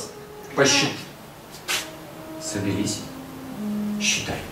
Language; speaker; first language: Russian; native; Russian